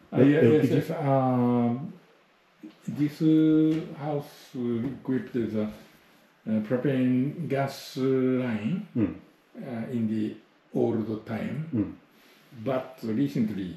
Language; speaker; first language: English; non-native, learner; Japanese